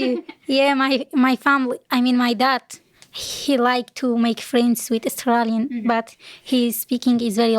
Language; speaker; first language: English; non-native, learner; Kurdish